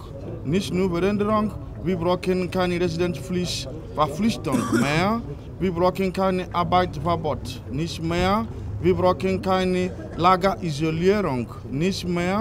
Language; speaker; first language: German; non-native, learner; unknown